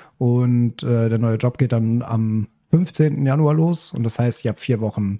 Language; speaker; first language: German; native; German